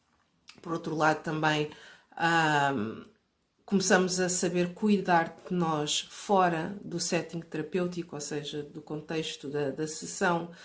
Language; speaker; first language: Portuguese; native; Portuguese